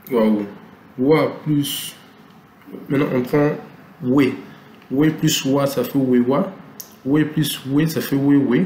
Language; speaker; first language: French; non-native, local second language; Lingala